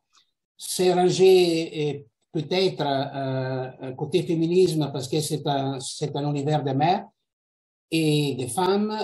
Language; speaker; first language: French; non-native, fluent; Italian